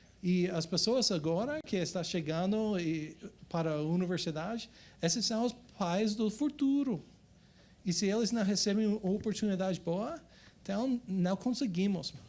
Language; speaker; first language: Portuguese; non-native, fluent; English